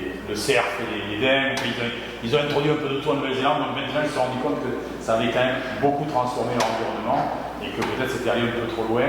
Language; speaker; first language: French; native; French